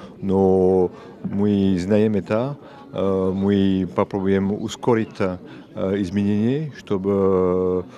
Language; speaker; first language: Russian; non-native, learner; French